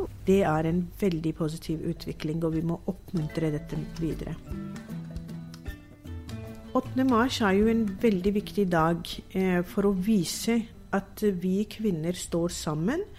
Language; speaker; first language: Norwegian; non-native, fluent; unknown